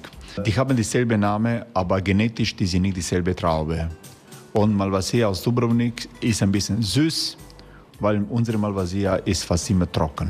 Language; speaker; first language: German; non-native, learner; Croatian